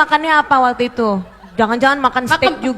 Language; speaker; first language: Indonesian; native; Indonesian